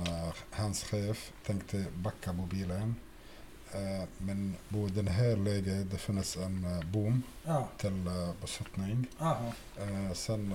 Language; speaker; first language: Swedish; non-native, fluent; Arabic